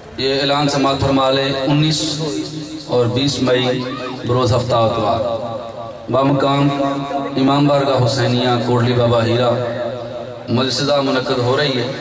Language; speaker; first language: Urdu; non-native, local second language; Punjabi